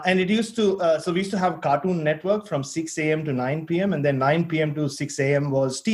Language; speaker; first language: English; non-native, local second language; Tamil